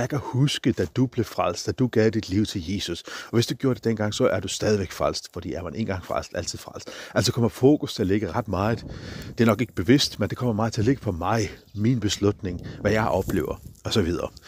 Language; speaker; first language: Danish; non-native, local second language; Faroese